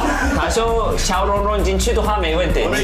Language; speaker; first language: Chinese; non-native, fluent; Turkish